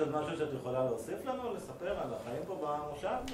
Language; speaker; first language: Hebrew; native; Hebrew